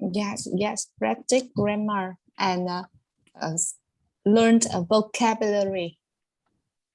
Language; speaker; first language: English; non-native, learner; Vietnamese